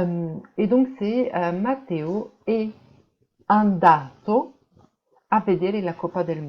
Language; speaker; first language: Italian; non-native, fluent; French